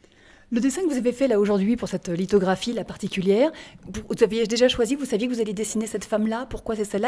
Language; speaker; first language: French; native; French